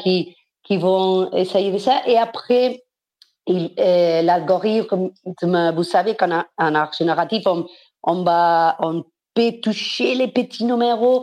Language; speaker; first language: French; non-native, fluent; Spanish